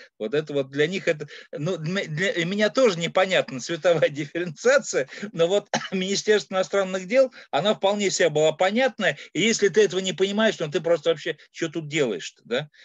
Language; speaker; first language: Russian; native; Russian